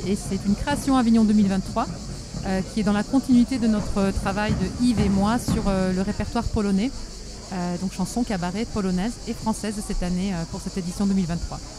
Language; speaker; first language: French; non-native, fluent; Polish